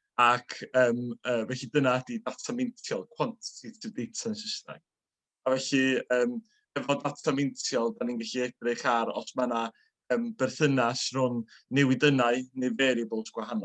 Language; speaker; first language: Welsh; native; Welsh